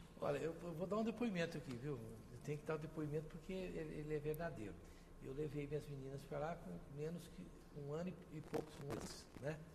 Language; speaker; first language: Portuguese; native; Portuguese